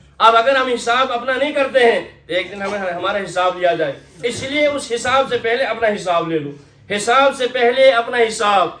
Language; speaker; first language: Urdu; non-native, local second language; Kashmiri